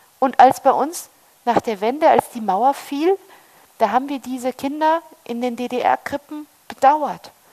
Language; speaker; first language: German; early bilingual, heritage; German